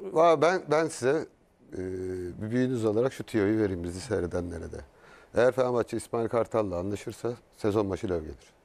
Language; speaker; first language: Turkish; native; Turkish